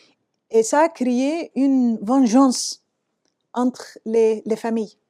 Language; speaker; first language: French; non-native, fluent; Arabic